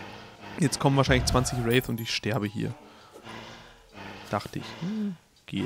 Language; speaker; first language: German; native; German